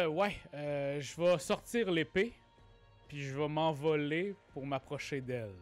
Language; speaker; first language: French; native; French